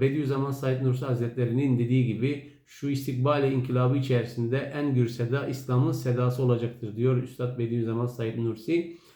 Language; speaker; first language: Turkish; native; Turkish